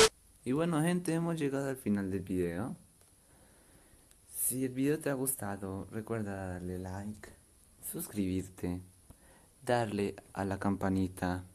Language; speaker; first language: Spanish; native; Spanish